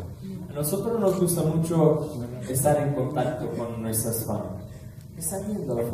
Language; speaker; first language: Spanish; non-native, fluent; Italian